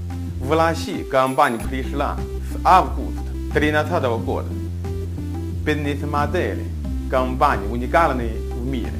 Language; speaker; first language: Russian; non-native, learner; Chinese